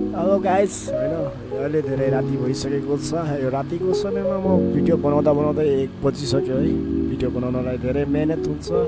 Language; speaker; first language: Nepali; non-native, local second language; Rana Tharu